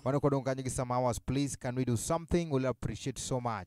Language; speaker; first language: English; non-native, local second language; Luo (Kenya and Tanzania)